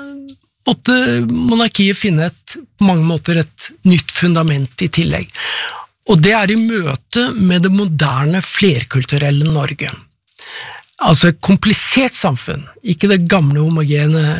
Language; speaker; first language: Norwegian; native; Norwegian